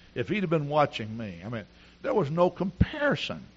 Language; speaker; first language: English; native; English